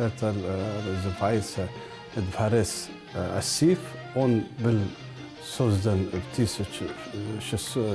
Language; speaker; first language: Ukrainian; non-native, learner; Arabic